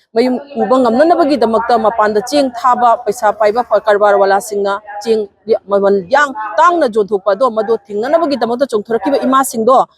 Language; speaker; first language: Manipuri; native; Manipuri